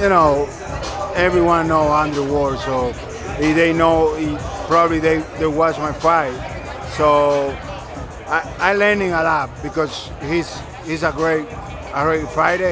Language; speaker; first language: English; non-native, learner; Spanish